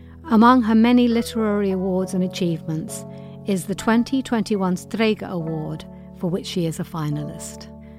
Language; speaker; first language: English; native; English